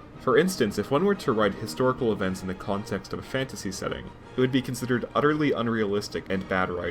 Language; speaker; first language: English; native; English